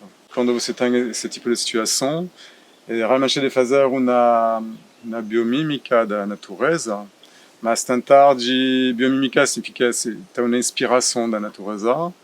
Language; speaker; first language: Portuguese; non-native, fluent; French